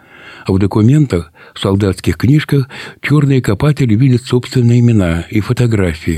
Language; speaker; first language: Russian; native; Russian